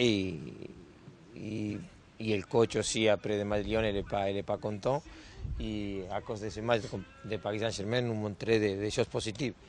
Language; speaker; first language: French; non-native, learner; Spanish